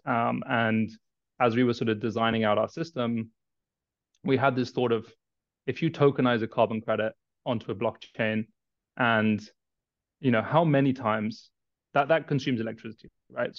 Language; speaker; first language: English; native; English